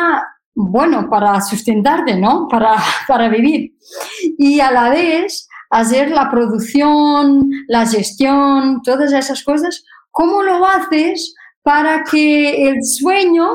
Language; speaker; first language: Spanish; non-native, fluent; Portuguese